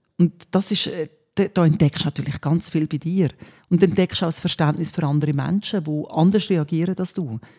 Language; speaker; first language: German; early bilingual, other home language; Swiss German